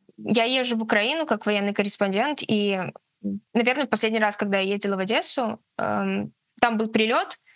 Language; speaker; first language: Russian; native; Russian